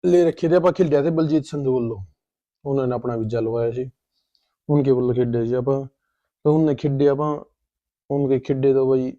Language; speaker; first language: Hindi; non-native, local second language; Punjabi